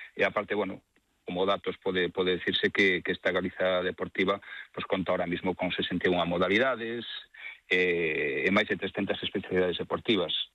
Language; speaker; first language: Galician; non-native, local second language; Spanish